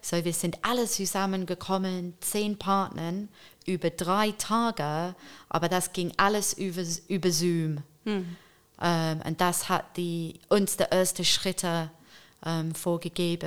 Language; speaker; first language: German; non-native, fluent; English